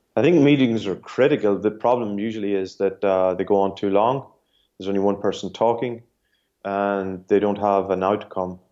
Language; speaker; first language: English; native; English